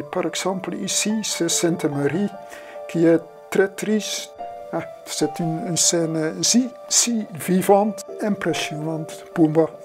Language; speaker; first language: French; non-native, fluent; Dutch